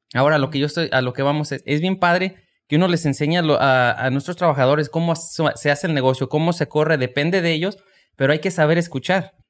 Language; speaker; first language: Spanish; native; Spanish